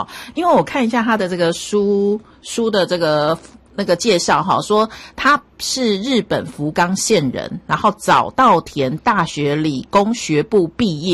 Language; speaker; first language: Chinese; native; Chinese